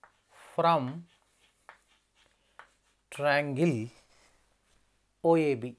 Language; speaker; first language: English; non-native, local second language; Telugu